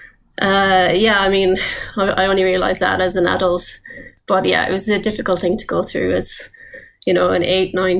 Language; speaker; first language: English; native; English